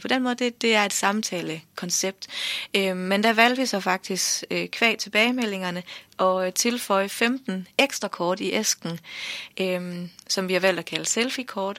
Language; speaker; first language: Danish; native; Danish